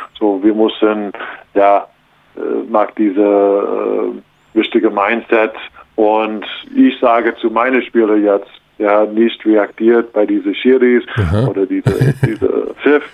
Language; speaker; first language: German; non-native, learner; English